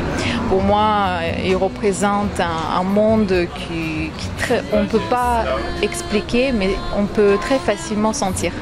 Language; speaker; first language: French; non-native, fluent; Russian